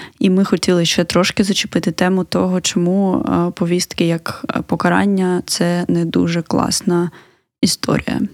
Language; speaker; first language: Ukrainian; native; Ukrainian